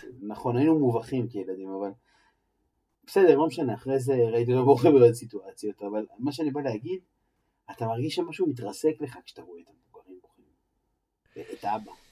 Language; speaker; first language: Hebrew; native; Hebrew